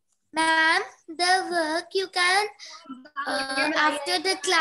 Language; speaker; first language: English; non-native, local second language; Hindi